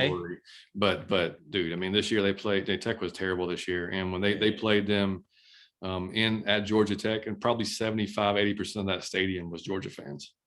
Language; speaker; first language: English; native; English